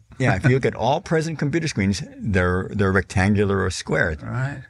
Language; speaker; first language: English; native; English